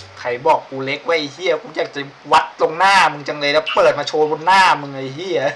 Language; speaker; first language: Thai; native; Thai